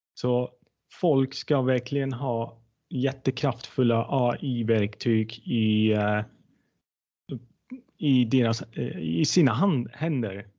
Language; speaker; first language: Swedish; non-native, fluent; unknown